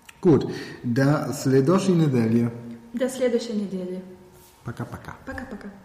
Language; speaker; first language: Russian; non-native, learner; German